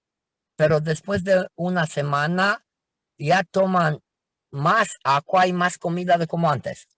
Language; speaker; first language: Spanish; non-native, fluent; Romanian